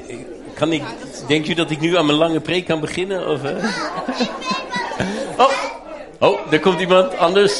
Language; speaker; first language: Dutch; native; Dutch